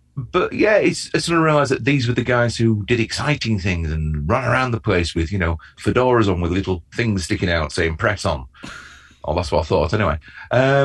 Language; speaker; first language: English; native; English